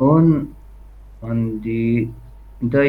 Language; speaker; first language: Persian; non-native, learner; Urdu